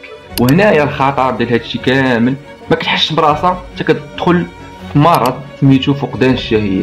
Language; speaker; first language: Arabic; native; Arabic